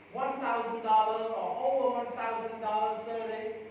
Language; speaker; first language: English; non-native, fluent; Khmer